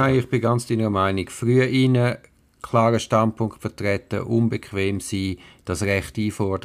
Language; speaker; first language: German; native; German